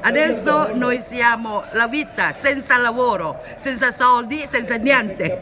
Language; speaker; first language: Italian; non-native, learner; Thai